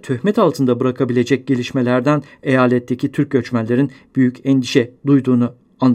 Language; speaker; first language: Turkish; native; Turkish